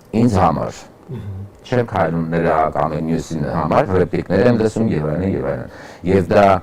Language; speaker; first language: Armenian; native; Armenian